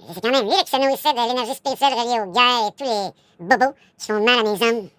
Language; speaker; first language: French; native; French